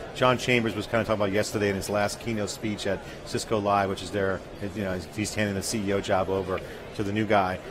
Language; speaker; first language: English; native; English